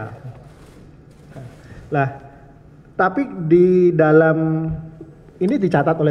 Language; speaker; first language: Indonesian; native; Indonesian